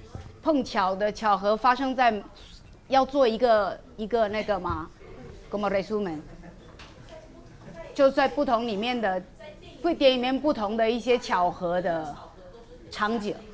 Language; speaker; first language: Chinese; native; Chinese